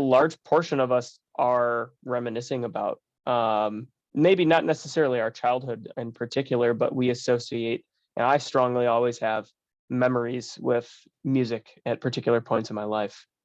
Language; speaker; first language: English; native; English